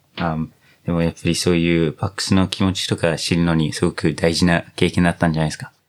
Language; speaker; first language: Japanese; non-native, fluent; English